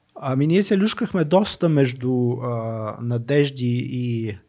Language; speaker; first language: Bulgarian; native; Bulgarian